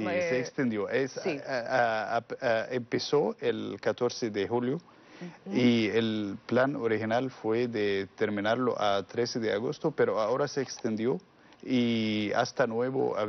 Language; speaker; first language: Spanish; non-native, learner; Arabic